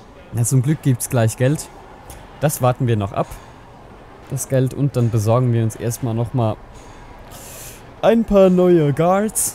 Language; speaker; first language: German; native; German